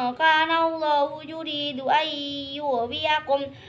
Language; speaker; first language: Arabic; non-native, learner; Indonesian